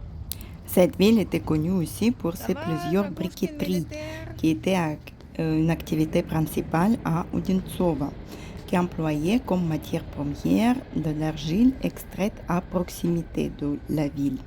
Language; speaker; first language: French; non-native, fluent; Russian